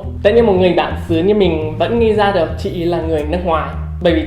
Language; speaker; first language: Vietnamese; non-native, fluent; English